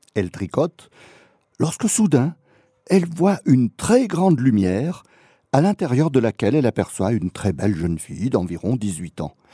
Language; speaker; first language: French; native; French